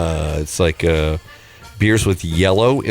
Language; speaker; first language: English; native; English